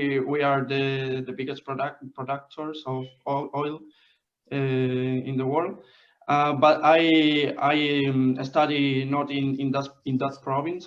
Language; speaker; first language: English; non-native, fluent; Spanish